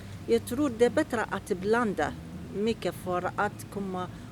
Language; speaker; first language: Swedish; non-native, learner; Arabic